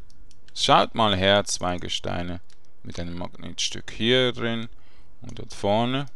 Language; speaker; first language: German; native; German